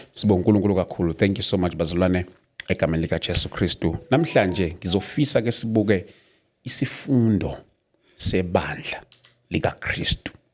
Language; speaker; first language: Zulu; native; Zulu